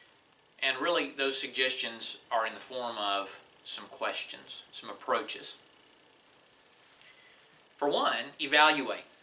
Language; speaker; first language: English; native; English